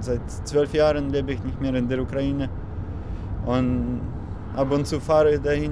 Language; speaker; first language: German; non-native, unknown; Russian